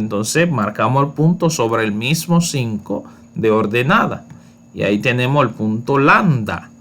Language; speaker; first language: Spanish; native; Spanish